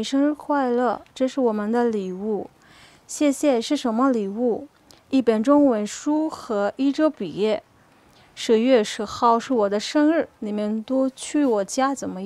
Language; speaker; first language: Chinese; non-native, learner; Malagasy